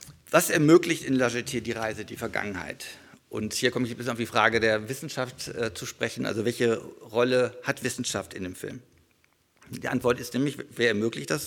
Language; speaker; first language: German; native; German